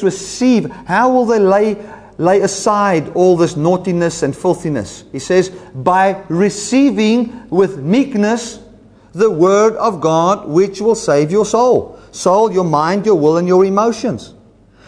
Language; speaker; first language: English; non-native, local second language; Afrikaans